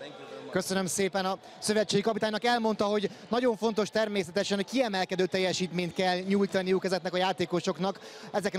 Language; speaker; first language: Hungarian; native; Hungarian